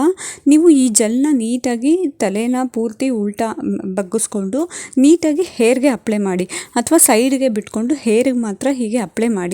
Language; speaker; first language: Kannada; native; Kannada